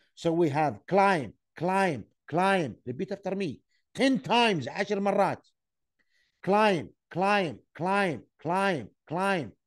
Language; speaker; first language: English; non-native, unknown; Arabic